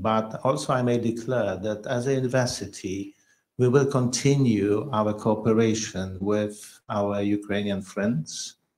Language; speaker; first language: English; non-native, fluent; Polish